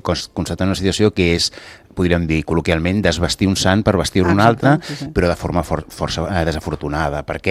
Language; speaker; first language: Catalan; native; Catalan